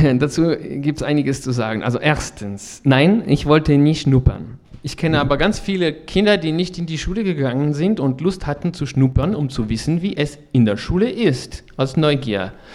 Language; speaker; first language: German; non-native, fluent; French